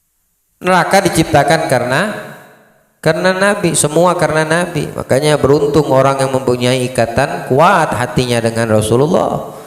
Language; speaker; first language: Indonesian; native; Indonesian